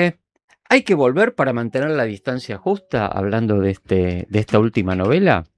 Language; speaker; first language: Spanish; native; Spanish